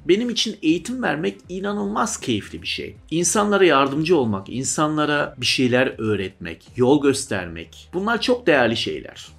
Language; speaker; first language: Turkish; early bilingual, heritage; Turkish